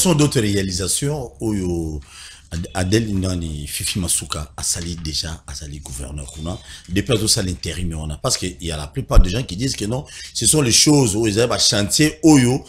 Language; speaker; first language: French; non-native, local second language; Lingala